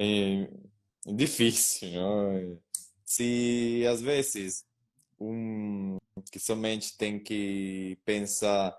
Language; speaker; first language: Portuguese; non-native, learner; Spanish